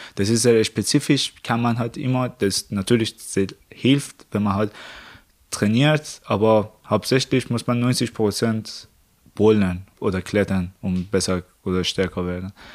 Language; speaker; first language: German; non-native, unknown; Persian